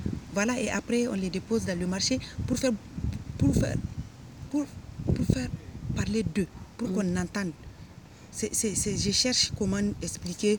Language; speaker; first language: French; non-native, local second language; Hausa